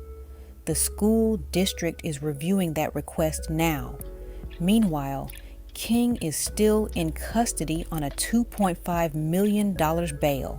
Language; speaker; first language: English; native; English